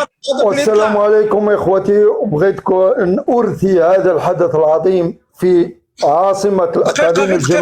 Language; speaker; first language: Arabic; native; Arabic